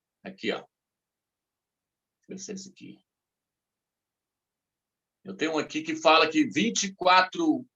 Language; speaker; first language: Portuguese; native; Portuguese